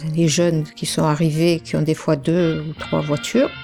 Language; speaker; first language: French; native; French